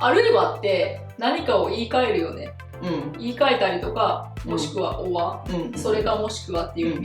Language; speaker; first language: Japanese; native; Japanese